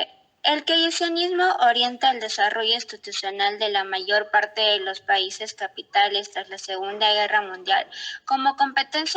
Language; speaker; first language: Spanish; native; Spanish